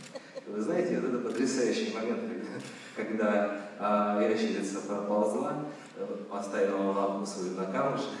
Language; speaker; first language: Russian; native; Russian